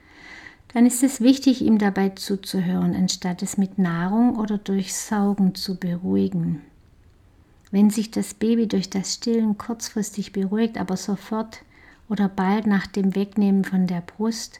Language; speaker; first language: German; native; German